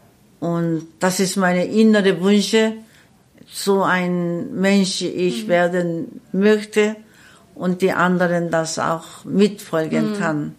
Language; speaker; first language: German; non-native, learner; Korean